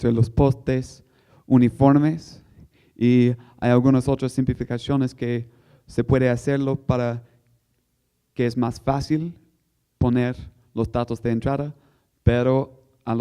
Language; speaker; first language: Spanish; non-native, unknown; English